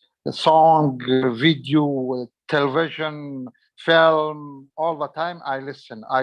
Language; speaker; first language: English; non-native, learner; Arabic